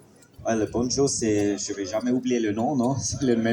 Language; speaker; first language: French; non-native, fluent; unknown